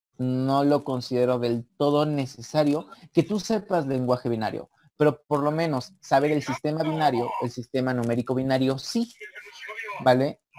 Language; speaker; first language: Spanish; native; Spanish